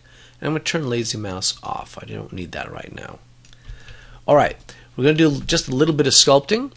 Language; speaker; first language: English; native; English